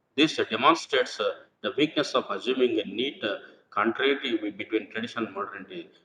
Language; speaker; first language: English; non-native, local second language; Telugu